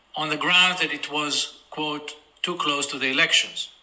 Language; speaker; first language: English; non-native, fluent; Hebrew